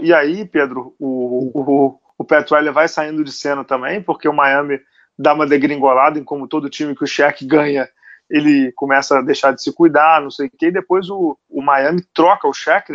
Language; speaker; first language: Portuguese; native; Portuguese